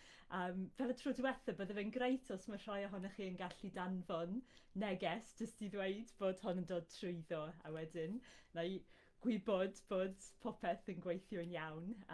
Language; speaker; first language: Welsh; non-native, fluent; English